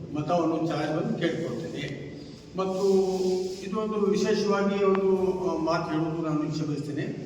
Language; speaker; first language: Kannada; non-native, local second language; Urdu